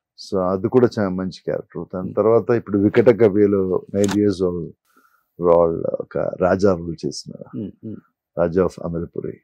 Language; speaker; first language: Telugu; non-native, local second language; Malayalam